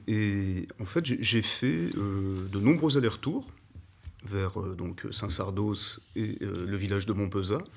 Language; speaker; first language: French; native; French